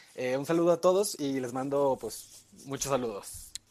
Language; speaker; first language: Spanish; native; Spanish